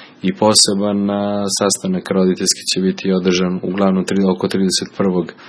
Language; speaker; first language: Serbian; native; Serbian